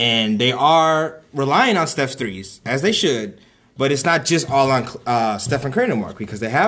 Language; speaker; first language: English; native; English